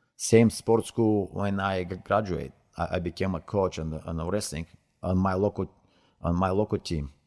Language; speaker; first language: English; non-native, learner; Bulgarian